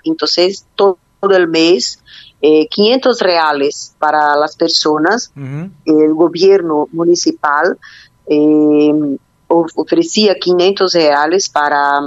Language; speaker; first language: Spanish; non-native, learner; Portuguese